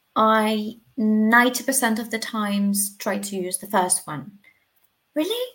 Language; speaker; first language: English; non-native, fluent; Spanish